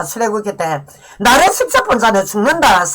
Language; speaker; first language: Korean; native; Korean